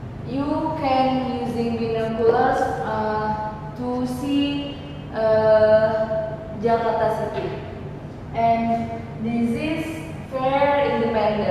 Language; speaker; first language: English; non-native, learner; Indonesian